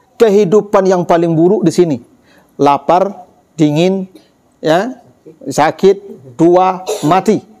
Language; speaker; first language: Malay; non-native, local second language; Minangkabau